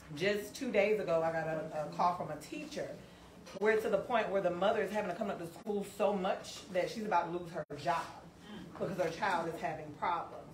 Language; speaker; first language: English; native; English